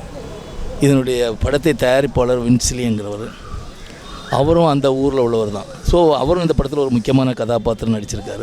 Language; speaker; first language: Tamil; native; Tamil